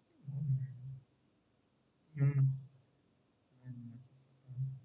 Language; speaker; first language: Portuguese; native; Portuguese